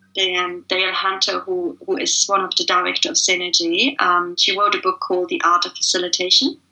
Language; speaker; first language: English; non-native, fluent; German